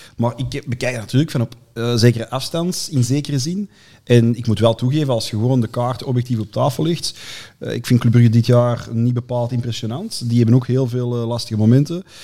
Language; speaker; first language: Dutch; native; Dutch